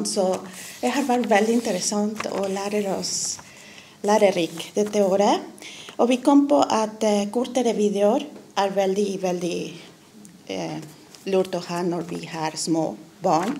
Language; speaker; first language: Norwegian; non-native, learner; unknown